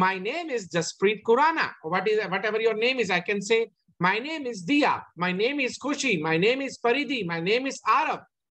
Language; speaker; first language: English; non-native, fluent; Hindi